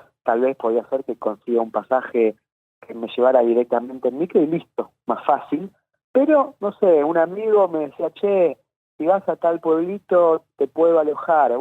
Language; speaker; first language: Spanish; native; Spanish